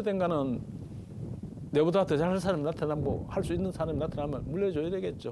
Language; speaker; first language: Korean; native; Korean